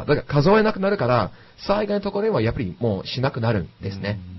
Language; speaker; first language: Japanese; non-native, fluent; English